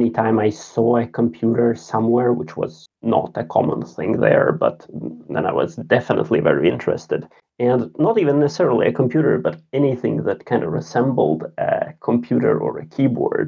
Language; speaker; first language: English; non-native, fluent; Latvian